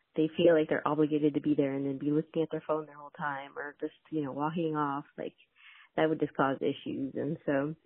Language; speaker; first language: English; native; English